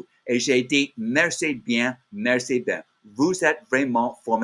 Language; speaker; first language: French; non-native, learner; English